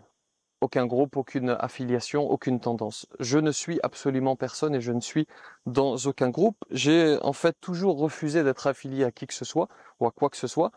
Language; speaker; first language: French; native; French